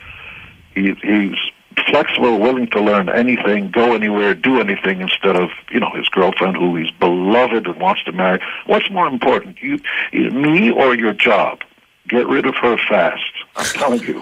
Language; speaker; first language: English; non-native, fluent; Hebrew